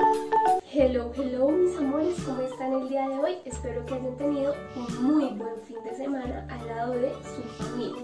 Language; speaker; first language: Spanish; native; Spanish